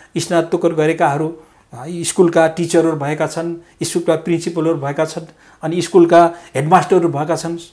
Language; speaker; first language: Nepali; non-native, local second language; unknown